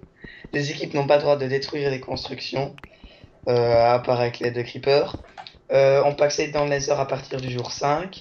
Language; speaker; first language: French; native; French